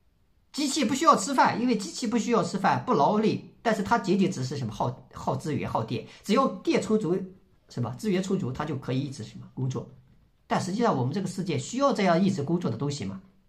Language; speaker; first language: Chinese; native; Chinese